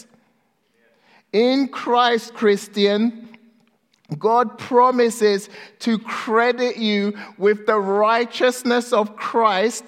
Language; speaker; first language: English; non-native, local second language; Akan